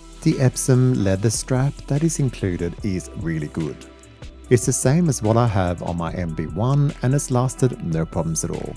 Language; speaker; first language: English; native; English